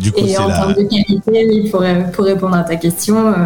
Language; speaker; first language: French; native; French